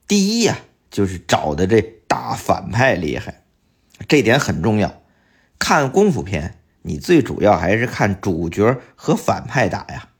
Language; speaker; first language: Chinese; native; Chinese